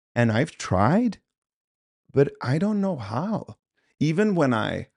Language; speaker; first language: English; early bilingual, other home language; Swedish